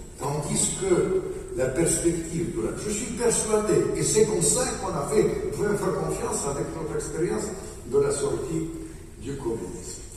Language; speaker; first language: French; non-native, fluent; Russian